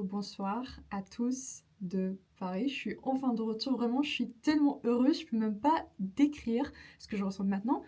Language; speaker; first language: French; non-native, fluent; Turkish